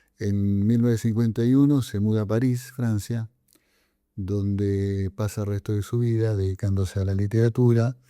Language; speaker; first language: Spanish; native; Spanish